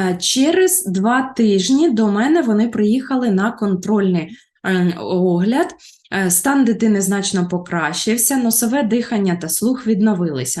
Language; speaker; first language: Ukrainian; native; Ukrainian